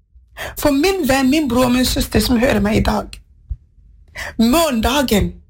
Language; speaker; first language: Norwegian; non-native, fluent; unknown